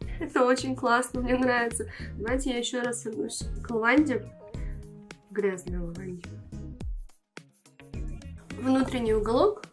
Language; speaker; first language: Russian; native; Russian